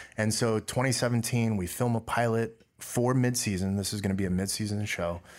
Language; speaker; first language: English; early bilingual, other home language; Dutch